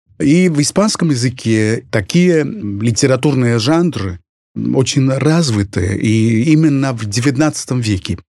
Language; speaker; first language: Russian; non-native, fluent; Spanish